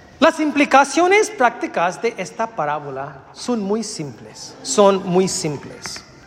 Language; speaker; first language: Spanish; non-native, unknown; Malayalam